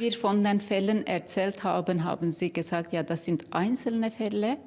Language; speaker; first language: German; non-native, fluent; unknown